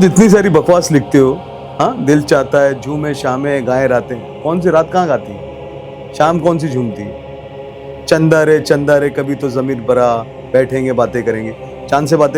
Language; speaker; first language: Hindi; native; Hindi